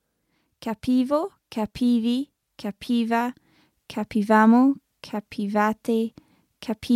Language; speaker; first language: Italian; non-native, learner; English